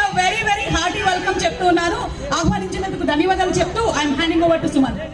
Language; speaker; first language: Telugu; native; Telugu